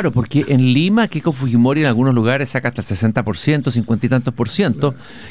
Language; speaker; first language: Spanish; native; Spanish